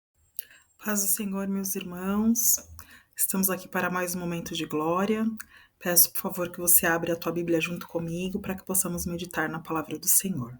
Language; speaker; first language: Portuguese; native; Portuguese